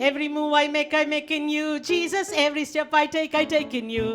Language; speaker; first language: English; non-native, local second language; Tamil